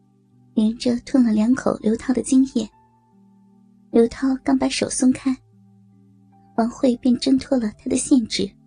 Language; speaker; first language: Chinese; native; Chinese